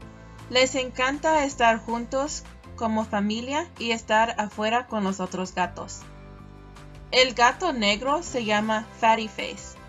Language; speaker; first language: Spanish; non-native, learner; English